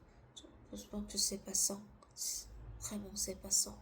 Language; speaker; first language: French; non-native, learner; Korean